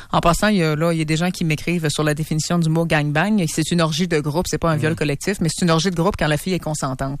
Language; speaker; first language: French; native; French